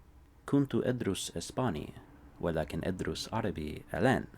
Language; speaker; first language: Arabic; non-native, fluent; English